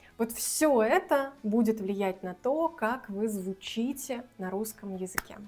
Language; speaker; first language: Russian; native; Russian